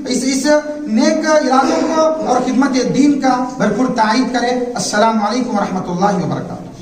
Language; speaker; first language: Urdu; native; Urdu